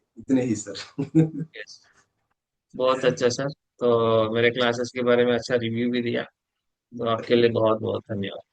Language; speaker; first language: Hindi; non-native, local second language; Telugu